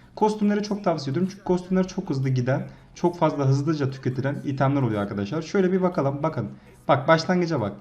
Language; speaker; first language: Turkish; native; Turkish